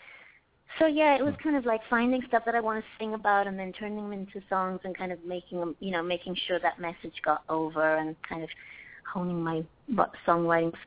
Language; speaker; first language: English; native; English